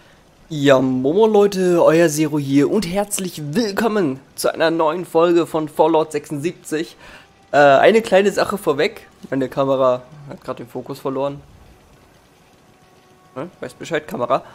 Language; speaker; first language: German; native; German